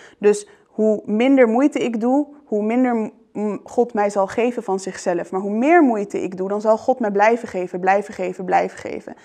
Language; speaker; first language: Dutch; early bilingual, other home language; Arabic